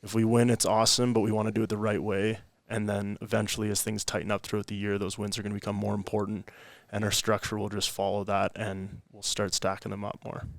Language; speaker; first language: English; native; English